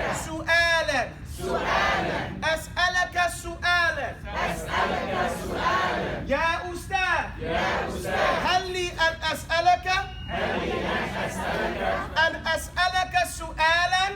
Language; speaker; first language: Arabic; non-native, fluent; English